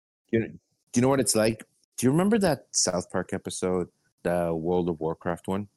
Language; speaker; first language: English; early bilingual, other home language; Spanish